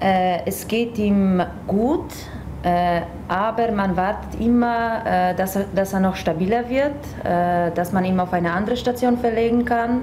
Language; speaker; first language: German; non-native, fluent; Polish